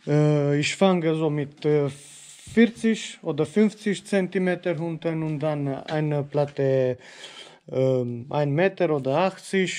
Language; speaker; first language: German; non-native, learner; Romanian